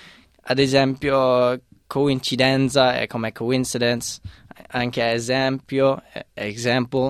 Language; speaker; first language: Italian; non-native, fluent; English